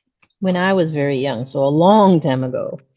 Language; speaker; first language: English; native; English